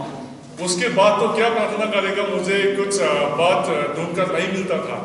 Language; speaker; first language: Hindi; non-native, local second language; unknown